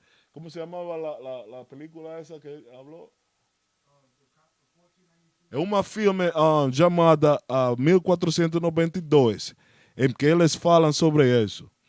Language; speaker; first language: Portuguese; non-native, learner; Spanish